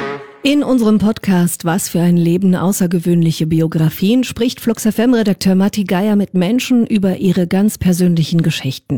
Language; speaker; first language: German; native; German